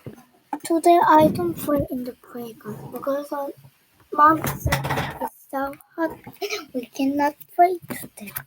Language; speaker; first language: English; non-native, learner; Korean